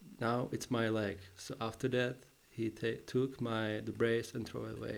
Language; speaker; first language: English; non-native, learner; Czech